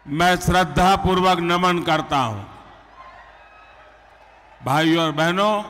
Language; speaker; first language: Hindi; non-native, local second language; Gujarati